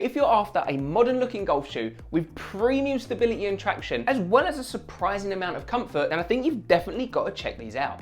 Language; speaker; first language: English; native; English